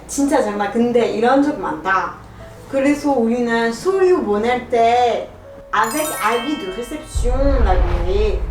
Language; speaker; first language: Korean; non-native, learner; French